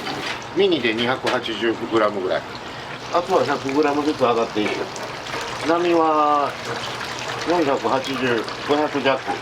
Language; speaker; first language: Japanese; native; Japanese